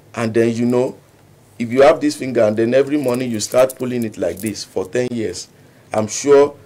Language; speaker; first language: English; non-native, local second language; Yoruba